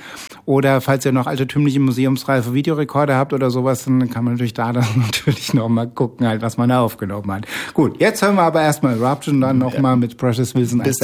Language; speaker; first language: German; native; German